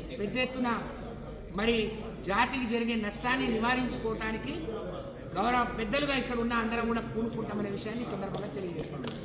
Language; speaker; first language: Telugu; non-native, local second language; Lambadi